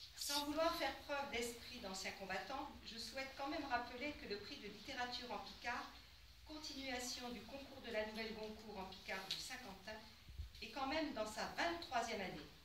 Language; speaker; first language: French; native; French